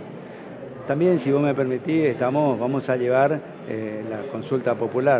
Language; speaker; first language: Spanish; native; Spanish